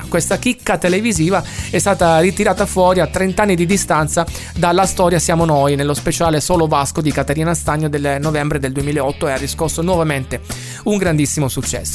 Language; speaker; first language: Italian; native; Italian